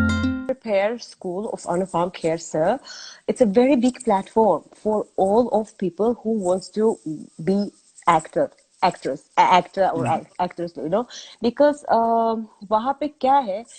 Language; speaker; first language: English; non-native, learner; Azerbaijani